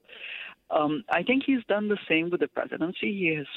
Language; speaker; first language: English; non-native, fluent; Russian